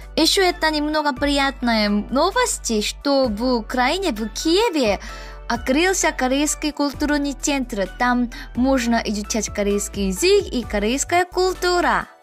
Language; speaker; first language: Russian; non-native, learner; Korean